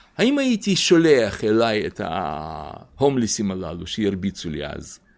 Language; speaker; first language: Hebrew; non-native, fluent; Russian